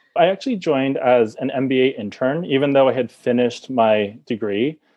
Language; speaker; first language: English; native; English